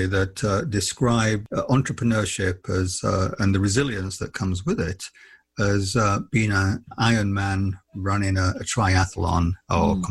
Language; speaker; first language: English; native; English